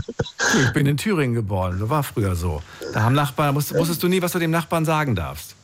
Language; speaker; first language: German; native; German